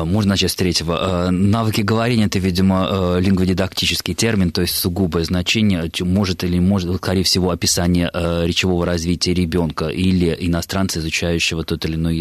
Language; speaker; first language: Russian; native; Russian